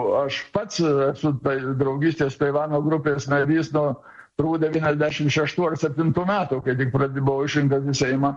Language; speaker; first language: Lithuanian; native; Lithuanian